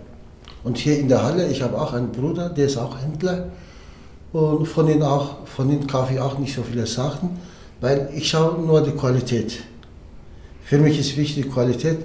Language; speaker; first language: German; non-native, learner; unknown